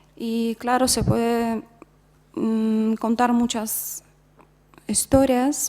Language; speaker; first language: Spanish; non-native, fluent; Russian